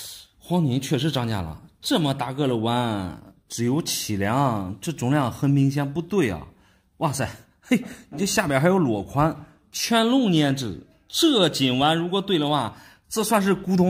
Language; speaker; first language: Chinese; native; Chinese